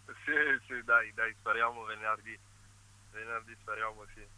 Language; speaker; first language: Italian; non-native, fluent; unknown